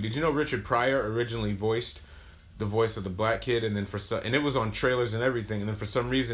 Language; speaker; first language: English; native; English